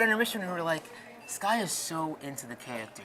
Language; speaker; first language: English; native; English